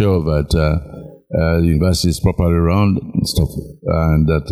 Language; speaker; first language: English; non-native, local second language; Krio